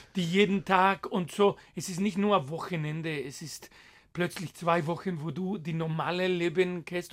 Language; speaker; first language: German; non-native, fluent; Spanish